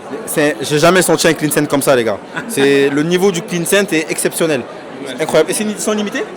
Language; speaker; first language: French; native; French